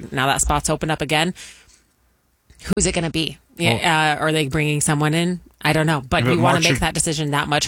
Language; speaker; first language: English; native; English